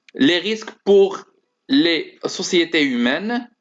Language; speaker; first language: French; non-native, local second language; Arabic